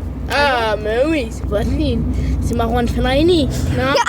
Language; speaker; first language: French; native; French